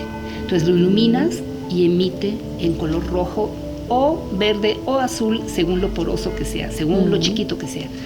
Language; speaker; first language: Spanish; native; Spanish